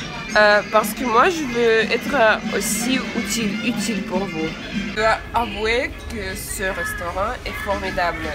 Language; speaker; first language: French; non-native, fluent; Russian